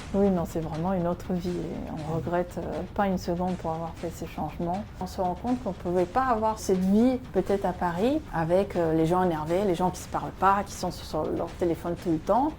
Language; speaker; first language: French; non-native, fluent; Spanish